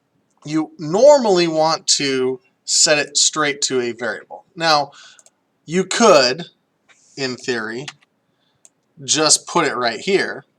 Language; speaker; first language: English; native; English